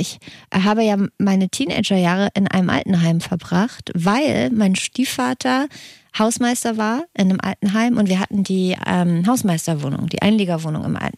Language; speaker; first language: German; native; German